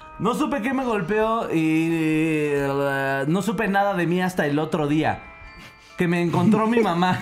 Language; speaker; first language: Spanish; native; Spanish